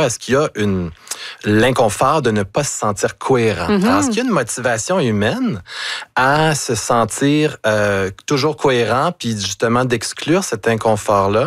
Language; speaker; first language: French; native; French